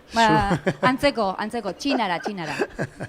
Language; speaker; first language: Basque; native; Basque